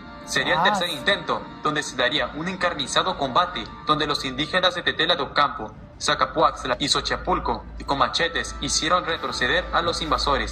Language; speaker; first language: Spanish; native; Spanish